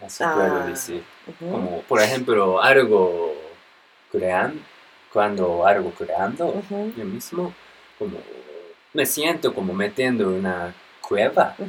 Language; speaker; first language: Spanish; non-native, learner; Japanese